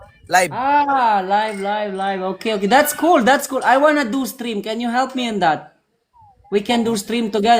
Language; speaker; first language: English; non-native, learner; Cebuano